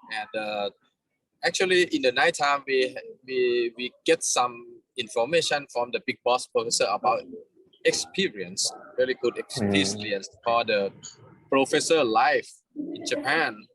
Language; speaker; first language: English; non-native, fluent; Thai